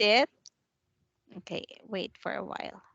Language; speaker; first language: English; non-native, fluent; Vietnamese